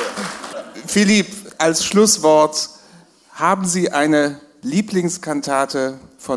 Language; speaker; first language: German; native; German